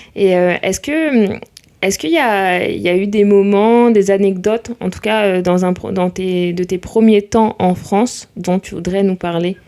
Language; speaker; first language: French; native; French